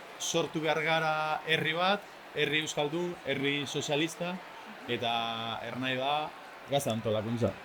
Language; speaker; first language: Basque; non-native, learner; Spanish